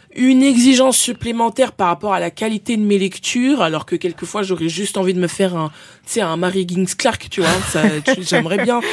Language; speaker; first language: French; native; French